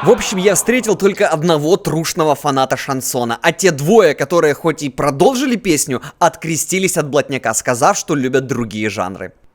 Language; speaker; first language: Russian; native; Russian